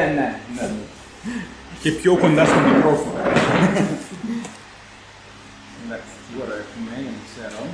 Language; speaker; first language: Greek; non-native, fluent; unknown